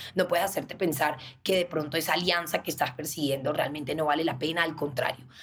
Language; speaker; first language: Spanish; native; Spanish